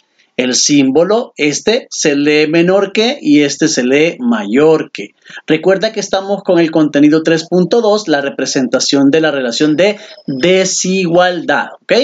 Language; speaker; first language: Spanish; native; Spanish